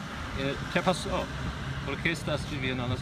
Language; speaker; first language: Spanish; non-native, fluent; English